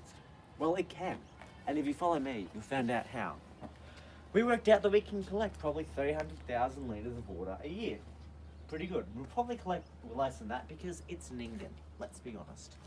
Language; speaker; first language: English; native; English